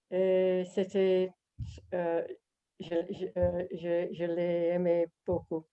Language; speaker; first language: French; non-native, learner; English